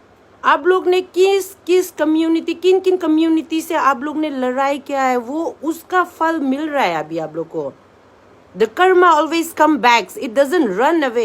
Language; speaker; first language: Hindi; non-native, local second language; Manipuri